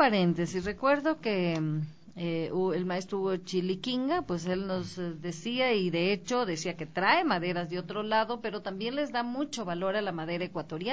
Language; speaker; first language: Spanish; native; Spanish